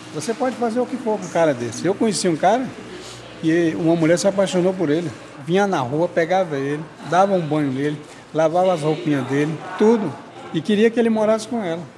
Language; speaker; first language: Portuguese; native; Portuguese